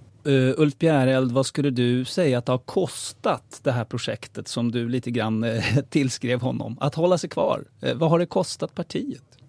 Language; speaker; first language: Swedish; native; Swedish